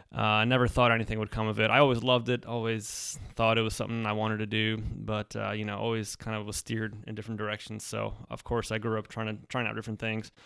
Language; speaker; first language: English; early bilingual, other home language; Polish